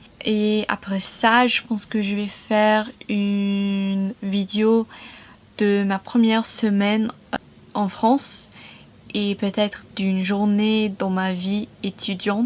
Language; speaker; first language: French; non-native, fluent; English